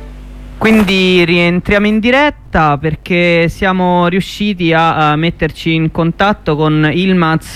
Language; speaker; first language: Italian; native; Italian